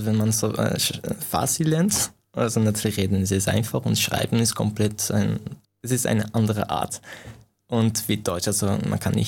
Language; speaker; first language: German; non-native, fluent; Persian